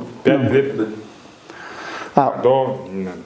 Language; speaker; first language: Russian; non-native, learner; Kyrgyz